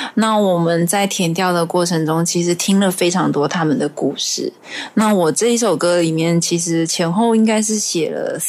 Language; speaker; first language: Chinese; non-native, local second language; Hakka Chinese